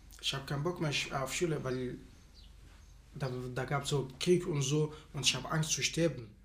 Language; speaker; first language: German; non-native, learner; Arabic